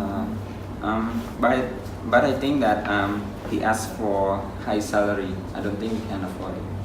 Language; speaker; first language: English; non-native, learner; Khmer